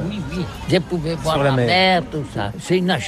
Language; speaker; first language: French; non-native, learner; Catalan